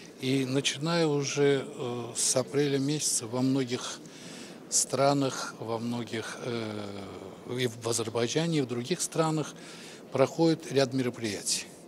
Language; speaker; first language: Russian; non-native, local second language; Azerbaijani